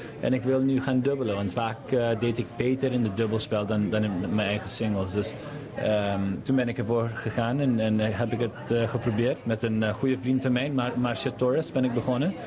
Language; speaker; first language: Dutch; non-native, local second language; Papiamento